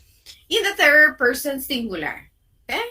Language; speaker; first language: English; non-native, fluent; Spanish